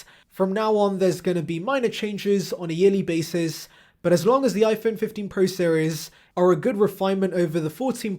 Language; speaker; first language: English; native; English